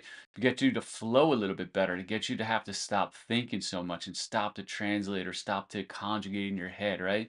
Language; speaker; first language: English; native; English